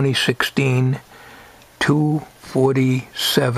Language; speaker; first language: English; native; English